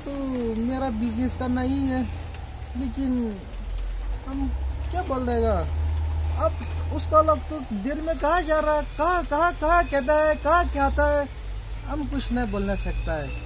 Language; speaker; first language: Hindi; non-native, local second language; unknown